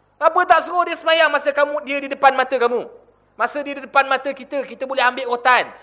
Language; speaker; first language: Malay; native; Malay